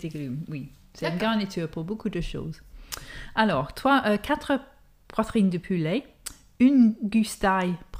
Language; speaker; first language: French; non-native, fluent; English